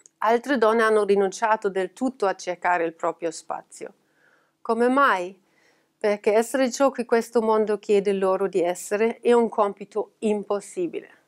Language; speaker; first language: Italian; non-native, fluent; German